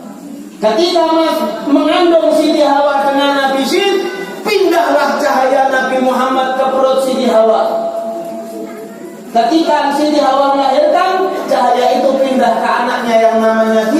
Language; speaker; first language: Indonesian; non-native, local second language; Javanese